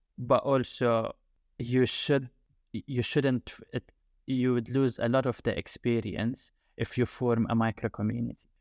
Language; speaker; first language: English; non-native, fluent; Arabic